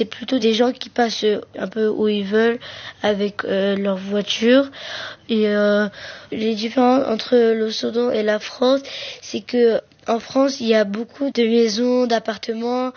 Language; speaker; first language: French; early bilingual, other home language; Arabic